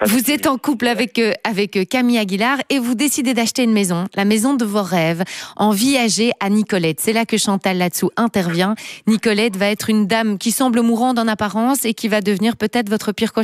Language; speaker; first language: French; native; French